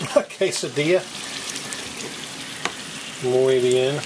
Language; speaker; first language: Spanish; non-native, learner; English